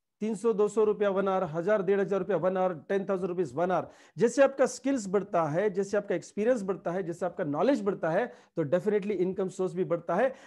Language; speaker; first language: Hindi; non-native, local second language; Marathi